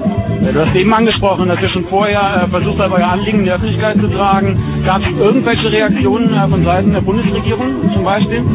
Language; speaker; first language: German; native; German